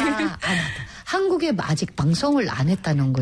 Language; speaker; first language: Korean; non-native, fluent; Filipino